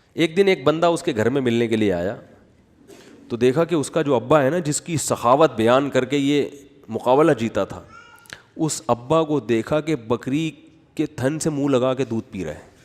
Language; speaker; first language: Urdu; native; Urdu